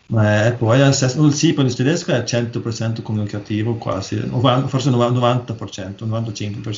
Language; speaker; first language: Italian; non-native, learner; Norwegian